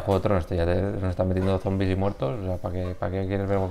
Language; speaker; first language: Spanish; native; Spanish